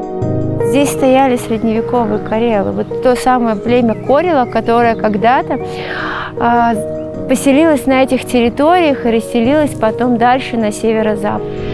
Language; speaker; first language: Russian; native; Russian